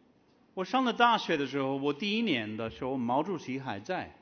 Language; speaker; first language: Chinese; non-native, fluent; English